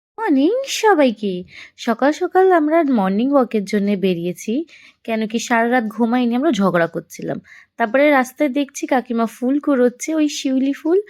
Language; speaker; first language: Bangla; non-native, local second language; Hindi